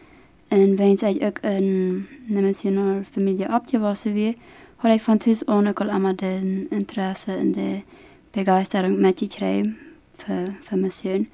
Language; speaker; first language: German; non-native, local second language; Plautdietsch